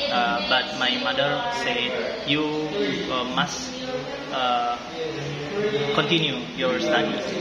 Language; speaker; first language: English; non-native, learner; Indonesian